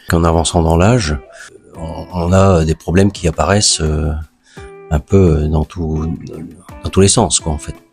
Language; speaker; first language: French; native; French